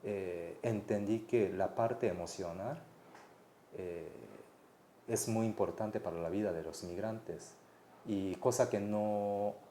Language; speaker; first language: Spanish; non-native, fluent; Japanese